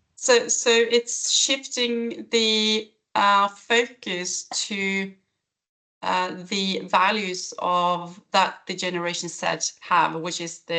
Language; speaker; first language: English; non-native, fluent; Norwegian